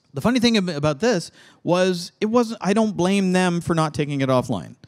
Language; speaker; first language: English; native; English